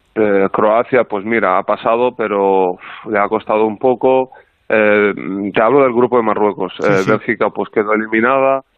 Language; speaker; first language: Spanish; non-native, fluent; Arabic